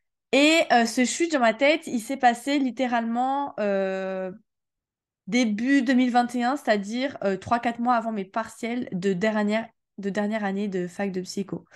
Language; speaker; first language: French; native; French